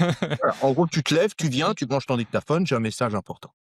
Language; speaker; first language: French; native; French